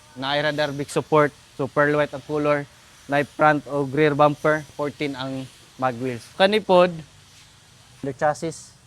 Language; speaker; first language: Cebuano; native; Cebuano